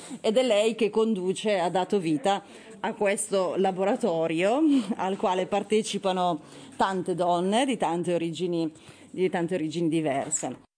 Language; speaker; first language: Italian; native; Italian